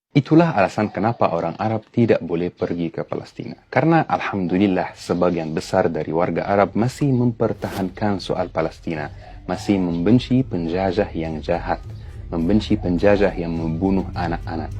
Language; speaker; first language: Indonesian; non-native, fluent; Arabic